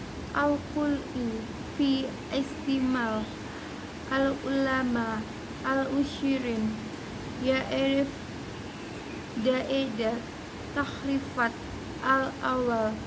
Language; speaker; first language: Arabic; non-native, learner; Indonesian